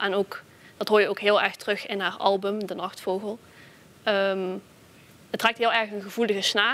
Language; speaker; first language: Dutch; native; Dutch